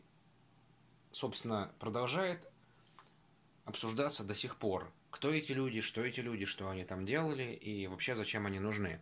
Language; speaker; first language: Russian; native; Russian